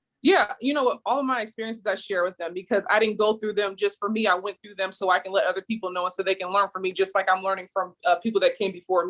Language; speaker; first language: English; native; English